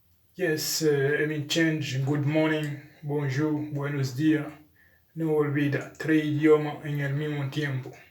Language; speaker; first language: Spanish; non-native, learner; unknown